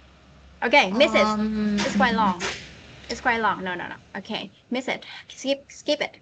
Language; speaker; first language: English; non-native, fluent; Vietnamese